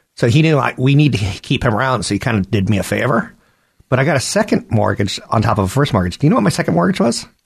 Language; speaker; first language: English; native; English